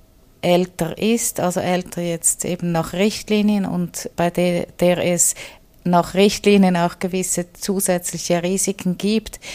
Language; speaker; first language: German; native; German